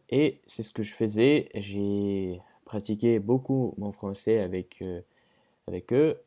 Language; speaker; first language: French; non-native, fluent; Russian